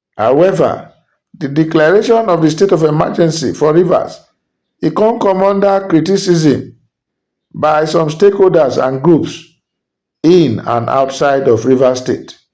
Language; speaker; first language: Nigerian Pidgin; non-native, local second language; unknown